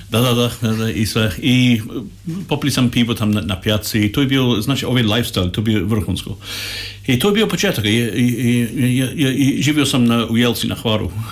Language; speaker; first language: Croatian; non-native, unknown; English